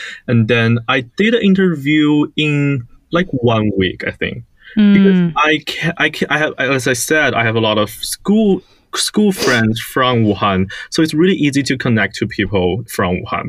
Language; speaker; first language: English; non-native, fluent; Chinese